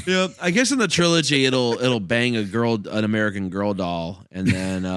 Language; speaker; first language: English; native; English